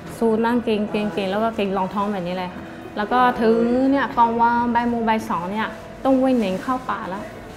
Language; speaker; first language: Thai; non-native, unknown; Karen languages